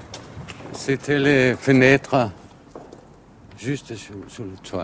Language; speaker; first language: French; non-native, learner; Danish